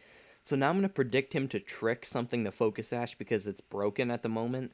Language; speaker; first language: English; native; English